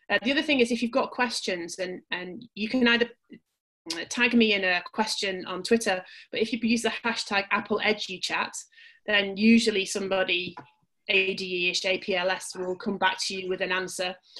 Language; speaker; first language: English; native; English